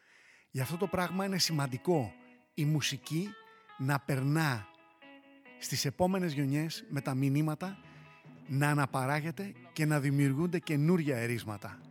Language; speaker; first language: Greek; native; Greek